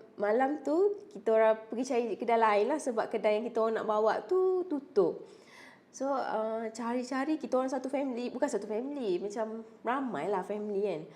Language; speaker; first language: Malay; native; Malay